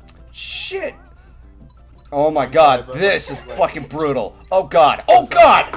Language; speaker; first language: English; native; English